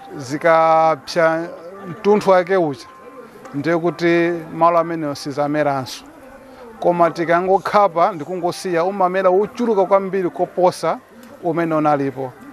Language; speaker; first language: Nyanja; native; Nyanja